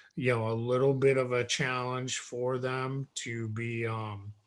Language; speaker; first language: English; native; English